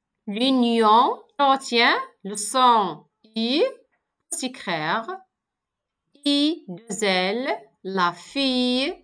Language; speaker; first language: French; non-native, local second language; Arabic